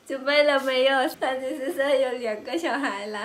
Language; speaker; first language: Chinese; non-native, learner; Lao